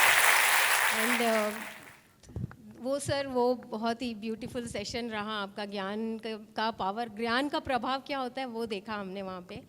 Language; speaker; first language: Hindi; non-native, local second language; Telugu